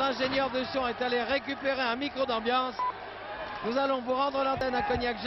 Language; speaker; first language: French; native; French